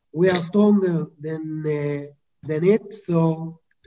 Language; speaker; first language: English; non-native, fluent; Hebrew